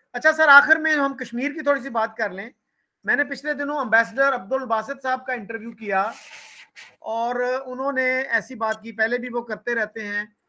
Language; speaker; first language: Urdu; non-native, local second language; Punjabi